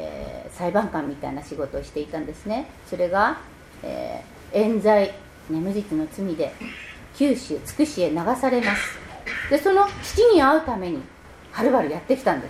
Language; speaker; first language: Japanese; native; Japanese